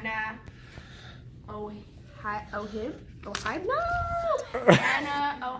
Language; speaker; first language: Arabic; non-native, learner; English